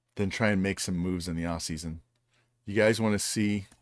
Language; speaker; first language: English; native; English